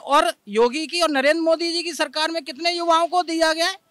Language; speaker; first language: Hindi; native; Hindi